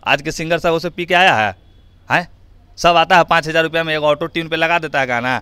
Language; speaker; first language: Hindi; native; Hindi